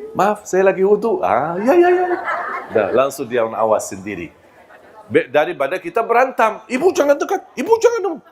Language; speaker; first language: Malay; non-native, fluent; Arabic